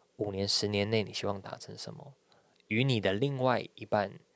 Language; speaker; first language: Chinese; native; Chinese